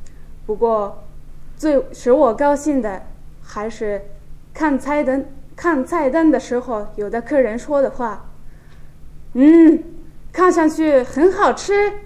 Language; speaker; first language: Chinese; non-native, fluent; Japanese